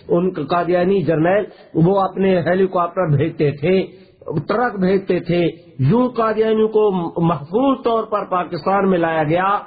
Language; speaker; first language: Urdu; non-native, local second language; Saraiki